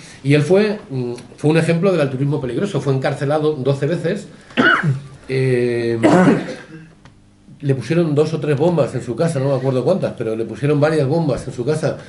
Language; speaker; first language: Spanish; native; Spanish